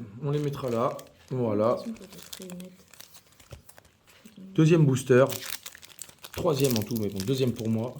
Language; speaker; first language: French; native; French